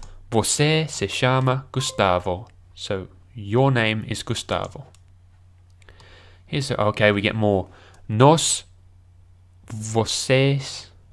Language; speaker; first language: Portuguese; non-native, learner; English